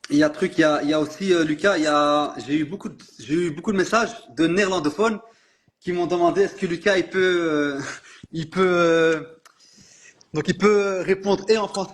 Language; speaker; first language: French; native; French